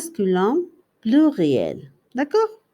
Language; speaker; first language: French; non-native, fluent; Spanish